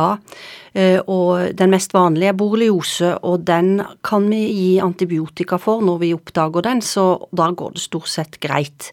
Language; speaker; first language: Norwegian; native; Norwegian